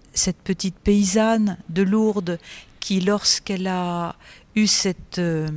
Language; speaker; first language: French; native; French